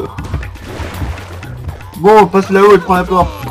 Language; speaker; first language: French; native; French